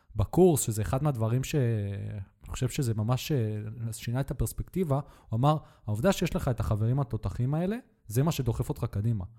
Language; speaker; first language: Hebrew; native; Hebrew